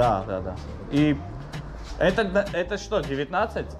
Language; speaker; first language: Russian; non-native, fluent; Armenian